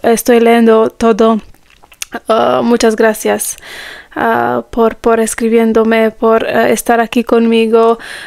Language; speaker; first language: Spanish; non-native, learner; Romanian